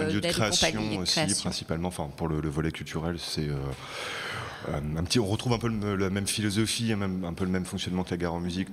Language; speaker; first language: French; native; French